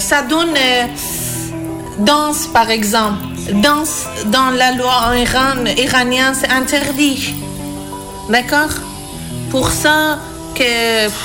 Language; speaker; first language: French; non-native, learner; Persian